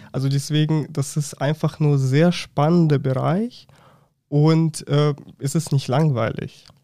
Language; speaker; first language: German; non-native, fluent; Russian